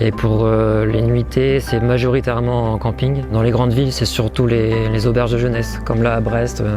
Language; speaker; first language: French; native; French